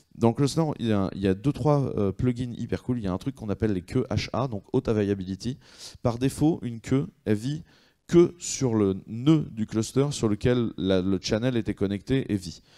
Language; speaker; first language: French; native; French